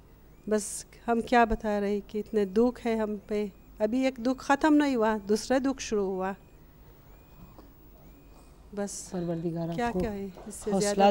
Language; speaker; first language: Hindi; non-native, local second language; Hazaragi